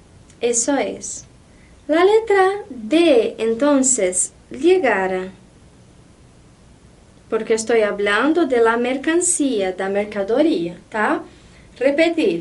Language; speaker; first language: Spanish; non-native, fluent; Portuguese